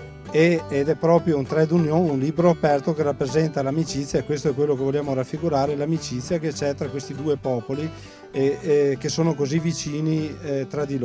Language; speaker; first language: Italian; native; Italian